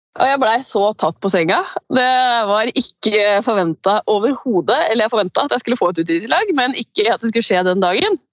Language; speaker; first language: Norwegian; native; Norwegian